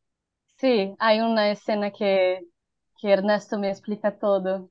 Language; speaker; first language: Spanish; non-native, learner; Portuguese